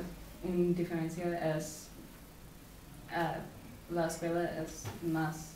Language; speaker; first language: Spanish; non-native, learner; English